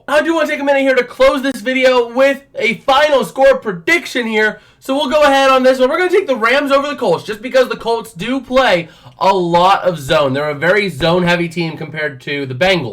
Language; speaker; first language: English; native; English